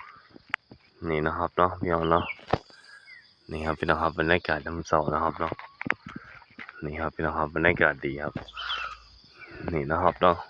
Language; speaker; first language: Thai; non-native, local second language; Northeastern Thai